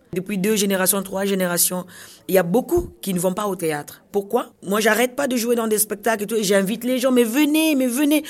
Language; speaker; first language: French; non-native, local second language; Kongo